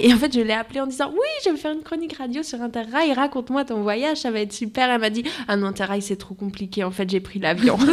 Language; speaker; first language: French; native; French